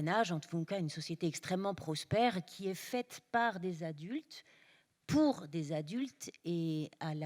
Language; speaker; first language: French; native; French